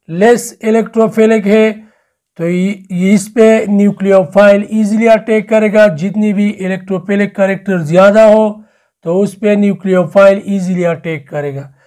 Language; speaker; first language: Urdu; non-native, local second language; Pashto